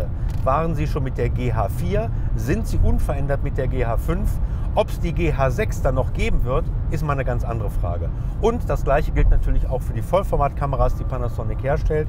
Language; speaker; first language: German; native; German